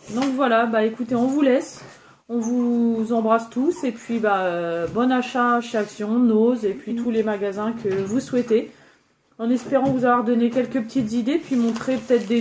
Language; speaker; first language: French; native; French